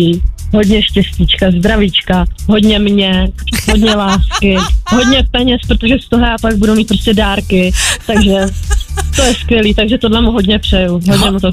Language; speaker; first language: Czech; native; Czech